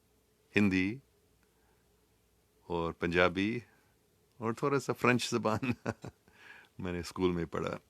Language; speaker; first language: Hindi; non-native, local second language; English